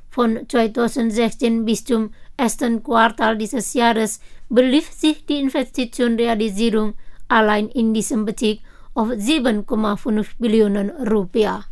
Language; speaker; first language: German; non-native, fluent; Indonesian